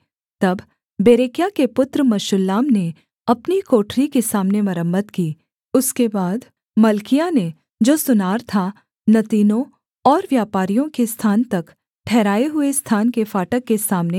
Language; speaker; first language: Hindi; native; Hindi